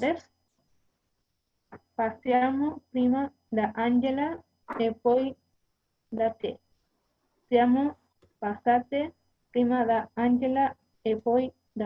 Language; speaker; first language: Italian; non-native, learner; Spanish